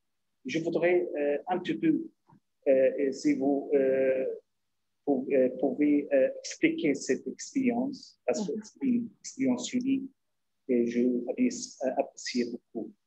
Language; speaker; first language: French; non-native, learner; Arabic